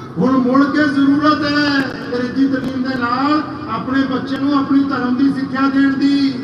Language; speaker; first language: Punjabi; non-native, local second language; Urdu